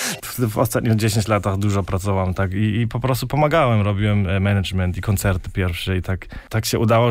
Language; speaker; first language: Polish; early bilingual, heritage; German